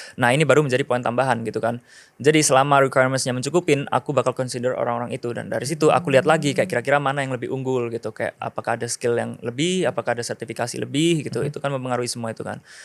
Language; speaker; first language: Indonesian; native; Indonesian